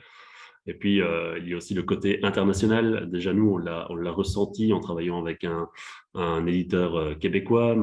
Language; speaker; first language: French; native; French